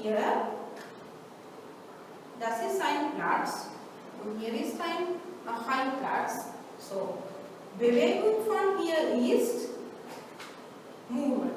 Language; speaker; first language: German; non-native, fluent; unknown